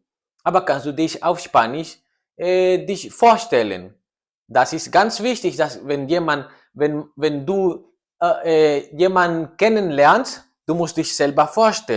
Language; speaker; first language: German; non-native, learner; Spanish